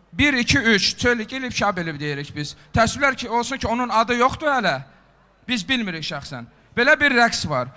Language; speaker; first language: Azerbaijani; non-native, local second language; Avaric